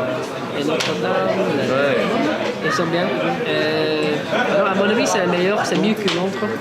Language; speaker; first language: French; non-native, learner; English